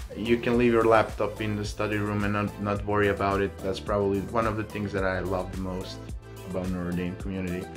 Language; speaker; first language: English; non-native, fluent; Serbian